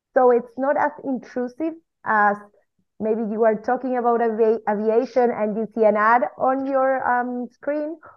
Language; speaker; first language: English; non-native, fluent; Spanish